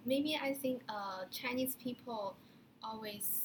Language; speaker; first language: English; non-native, learner; Chinese